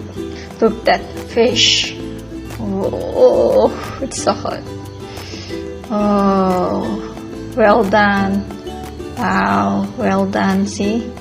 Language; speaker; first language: English; non-native, fluent; Indonesian